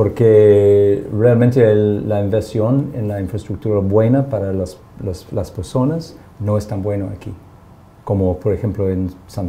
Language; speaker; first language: Spanish; non-native, fluent; English